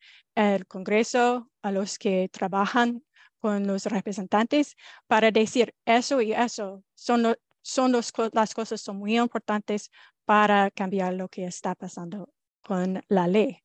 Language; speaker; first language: Spanish; non-native, fluent; English